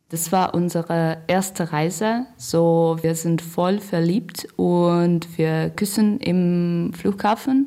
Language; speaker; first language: German; non-native, learner; Russian